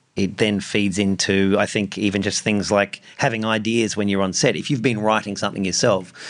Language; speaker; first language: English; native; English